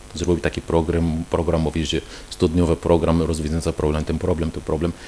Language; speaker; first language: Polish; non-native, fluent; Arabic